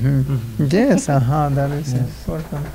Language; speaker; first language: English; non-native, learner; Spanish